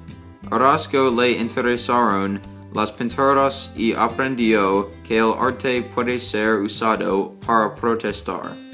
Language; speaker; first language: Spanish; non-native, learner; English